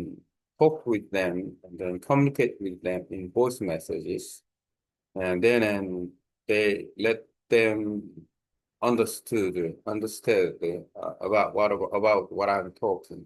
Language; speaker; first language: English; non-native, learner; Korean